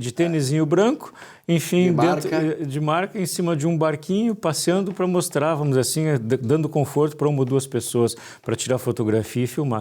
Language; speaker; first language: Portuguese; native; Portuguese